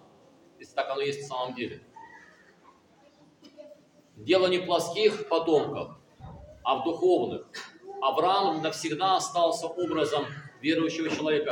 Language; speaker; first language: Russian; native; Russian